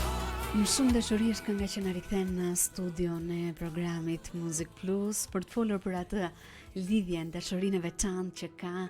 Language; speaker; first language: Albanian; native; Albanian